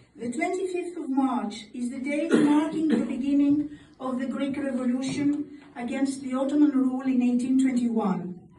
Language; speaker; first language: English; non-native, fluent; Greek